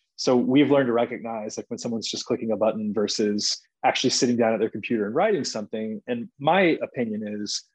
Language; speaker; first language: English; native; English